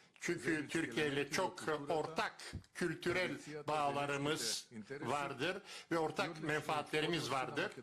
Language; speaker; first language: Turkish; non-native, learner; Macedonian